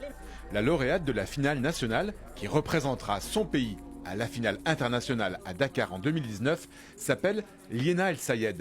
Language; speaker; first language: French; native; French